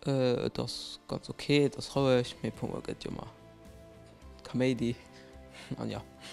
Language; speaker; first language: German; non-native, local second language; Luxembourgish